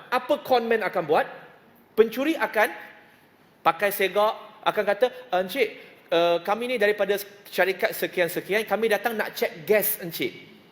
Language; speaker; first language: Malay; non-native, local second language; Chinese